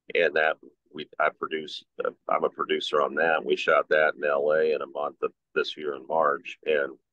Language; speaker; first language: English; native; English